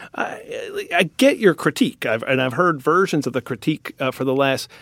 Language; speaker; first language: English; native; English